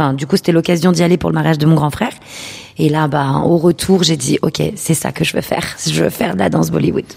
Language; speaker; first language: French; early bilingual, other home language; Urdu